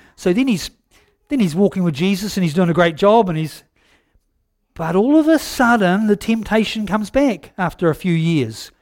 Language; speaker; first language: English; native; English